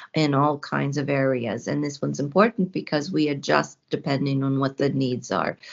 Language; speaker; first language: English; early bilingual, other home language; Ukrainian